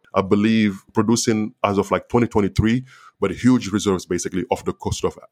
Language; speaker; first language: English; non-native, fluent; Wolof